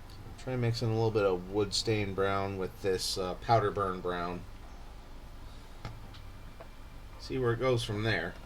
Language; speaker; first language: English; native; English